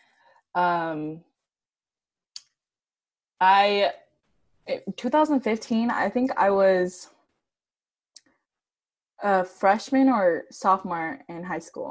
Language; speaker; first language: English; native; English